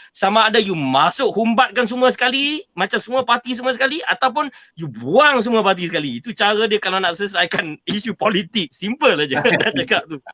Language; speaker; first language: Malay; native; Malay